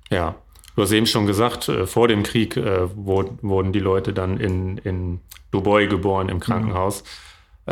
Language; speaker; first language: German; native; German